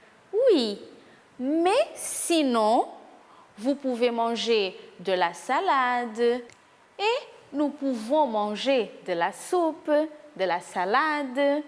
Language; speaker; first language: French; non-native, fluent; Portuguese